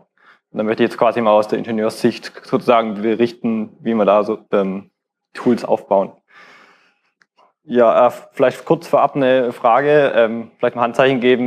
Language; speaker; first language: German; native; German